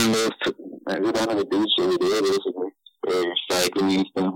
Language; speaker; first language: English; native; English